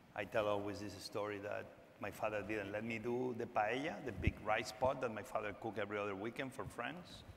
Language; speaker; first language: English; non-native, fluent; Spanish